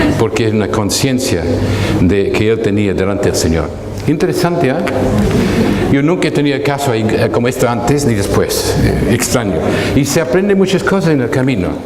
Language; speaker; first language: Spanish; non-native, fluent; English